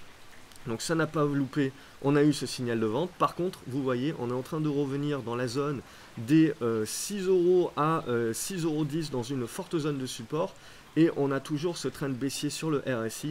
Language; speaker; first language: French; native; French